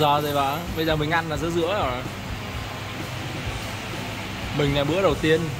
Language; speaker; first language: Vietnamese; early bilingual, heritage; Vietnamese